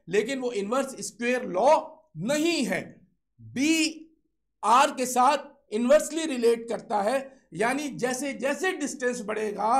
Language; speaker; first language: Urdu; non-native, local second language; Sindhi